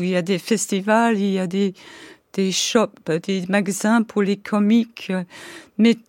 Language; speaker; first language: French; non-native, fluent; English